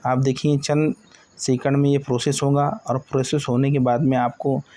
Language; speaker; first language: Hindi; non-native, local second language; Marathi